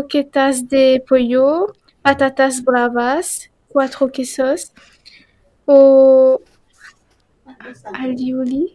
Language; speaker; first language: Spanish; non-native, learner; French